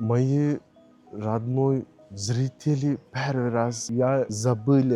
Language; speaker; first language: Russian; non-native, learner; Turkish